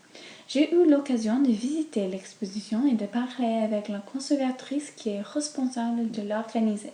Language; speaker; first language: French; non-native, fluent; English